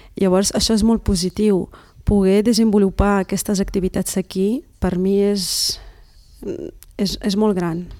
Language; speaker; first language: Catalan; early bilingual, other home language; Arabic